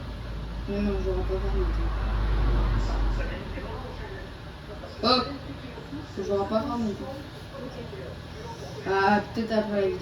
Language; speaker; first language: French; native; French